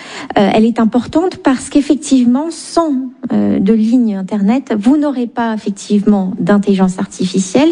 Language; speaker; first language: French; native; French